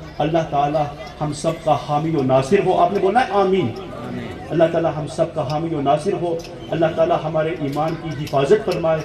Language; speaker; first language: Urdu; early bilingual, heritage; English